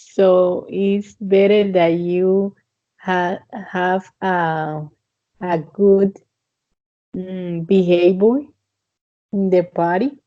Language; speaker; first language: English; non-native, fluent; Spanish